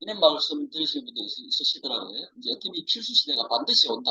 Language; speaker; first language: Korean; native; Korean